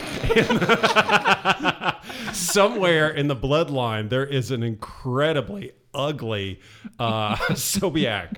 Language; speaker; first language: English; native; English